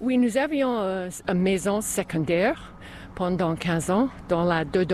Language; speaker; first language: French; non-native, fluent; English